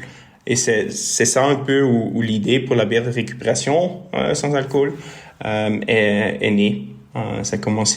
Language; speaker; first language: French; non-native, local second language; Dutch